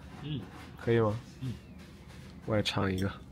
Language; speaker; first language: Chinese; non-native, fluent; Indonesian